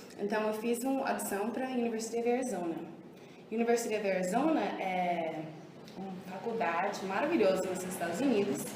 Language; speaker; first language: Portuguese; early bilingual, heritage; English